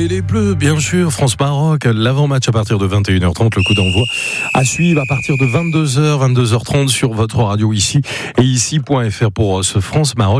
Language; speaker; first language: French; native; French